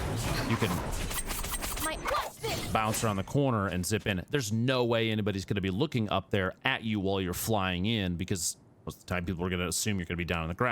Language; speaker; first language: English; native; English